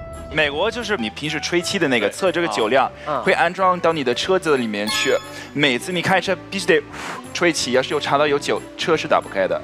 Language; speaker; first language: Chinese; non-native, fluent; English